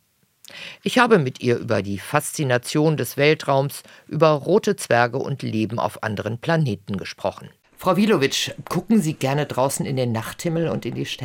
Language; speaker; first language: German; native; German